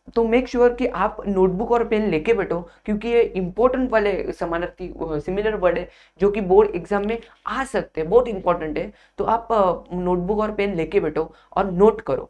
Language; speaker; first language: Hindi; non-native, local second language; Marathi